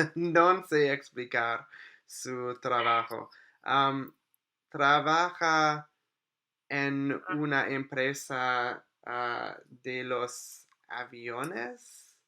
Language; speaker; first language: Spanish; non-native, learner; English